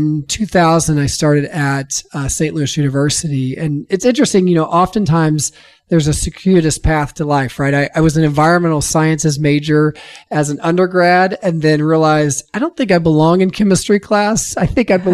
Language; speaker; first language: English; native; English